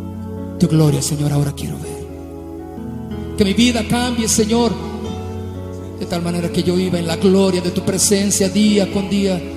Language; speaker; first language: Spanish; native; Spanish